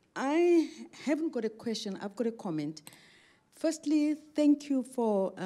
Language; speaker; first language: English; non-native, local second language; Afrikaans